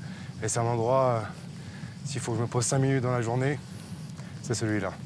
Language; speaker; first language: French; native; French